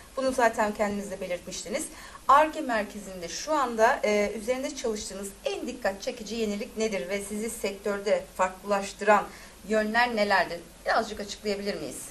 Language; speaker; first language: Turkish; native; Turkish